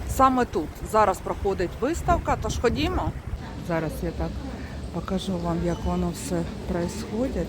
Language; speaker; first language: Ukrainian; non-native, local second language; Russian